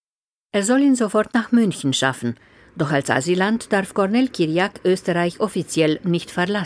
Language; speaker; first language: German; native; German